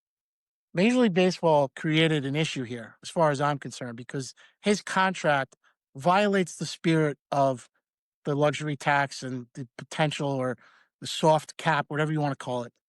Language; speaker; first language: English; native; English